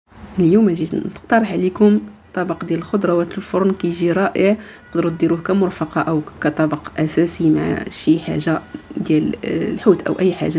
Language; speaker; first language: Arabic; native; Arabic